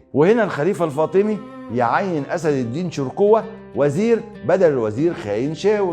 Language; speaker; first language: Arabic; native; Arabic